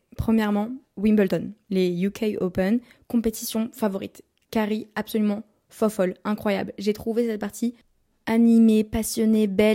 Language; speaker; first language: French; native; French